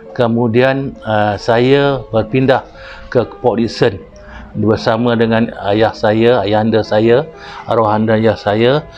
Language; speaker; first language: Malay; native; Malay